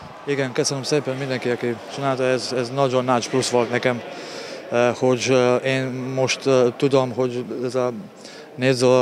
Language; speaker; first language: Hungarian; non-native, learner; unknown